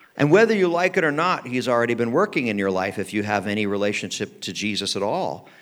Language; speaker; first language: English; native; English